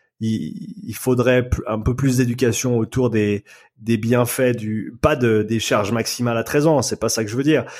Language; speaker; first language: French; native; French